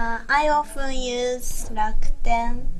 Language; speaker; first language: English; non-native, learner; Japanese